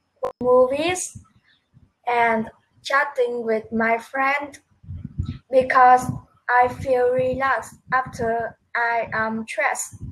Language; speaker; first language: English; non-native, learner; Vietnamese